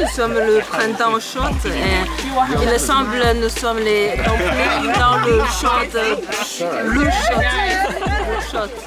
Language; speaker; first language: French; non-native, learner; Chinese